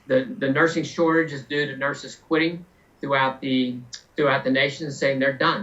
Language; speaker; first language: English; native; English